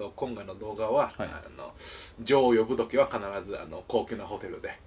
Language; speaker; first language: Japanese; non-native, fluent; Chinese